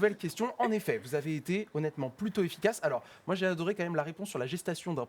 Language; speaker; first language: French; native; French